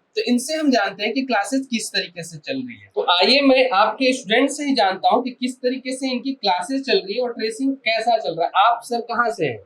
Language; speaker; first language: Hindi; native; Hindi